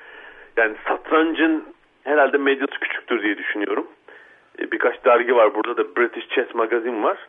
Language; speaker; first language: Turkish; native; Turkish